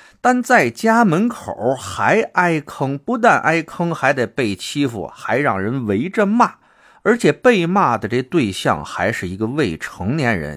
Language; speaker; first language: Chinese; native; Chinese